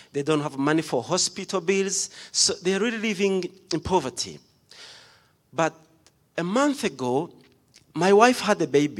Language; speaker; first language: English; non-native, local second language; Kinyarwanda